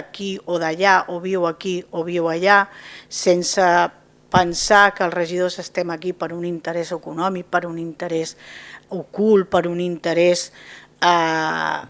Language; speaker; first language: Catalan; non-native, local second language; Spanish